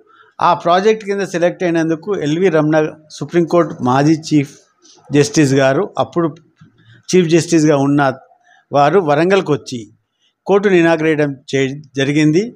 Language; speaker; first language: Telugu; native; Telugu